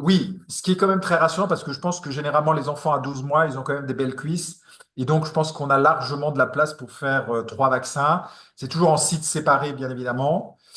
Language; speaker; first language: French; native; French